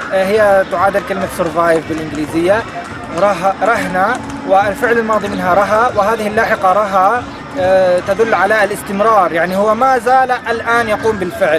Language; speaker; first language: Arabic; native; Arabic